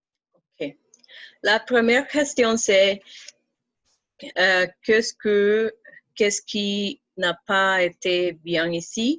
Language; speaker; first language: French; non-native, fluent; Spanish